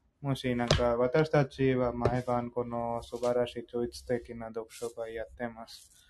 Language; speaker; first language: Japanese; non-native, fluent; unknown